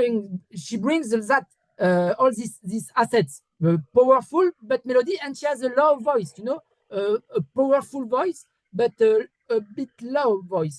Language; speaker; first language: English; non-native, learner; French